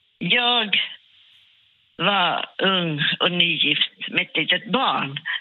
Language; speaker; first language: Swedish; non-native, local second language; Finnish